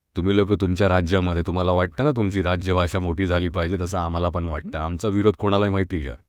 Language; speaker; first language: Marathi; native; Marathi